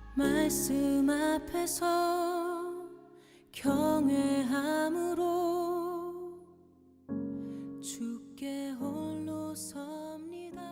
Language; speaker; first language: Korean; native; Korean